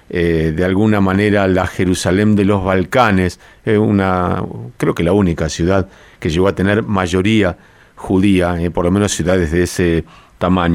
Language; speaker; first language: Spanish; native; Spanish